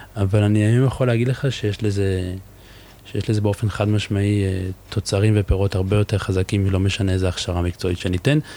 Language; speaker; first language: Hebrew; native; Hebrew